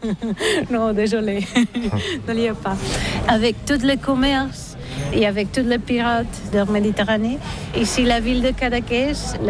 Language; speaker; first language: French; non-native, learner; Catalan